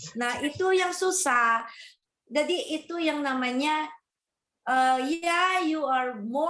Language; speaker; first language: Indonesian; non-native, fluent; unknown